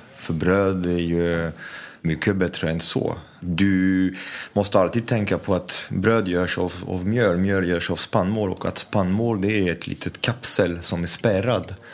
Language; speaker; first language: Swedish; non-native, fluent; French